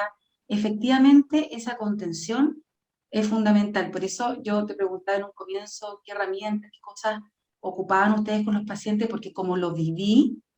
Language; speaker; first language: Spanish; native; Spanish